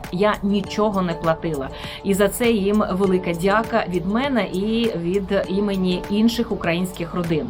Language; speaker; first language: Ukrainian; native; Ukrainian